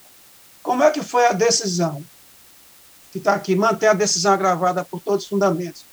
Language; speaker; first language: Portuguese; native; Portuguese